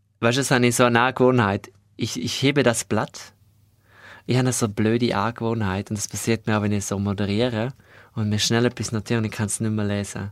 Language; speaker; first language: German; non-native, local second language; Romansh